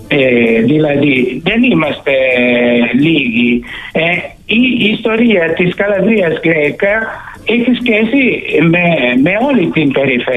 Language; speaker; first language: Greek; early bilingual, heritage; Greek